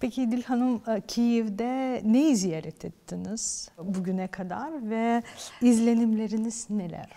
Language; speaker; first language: Turkish; non-native, fluent; Ukrainian